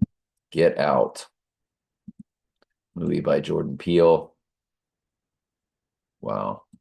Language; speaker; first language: English; native; English